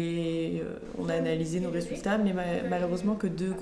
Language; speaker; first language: French; native; French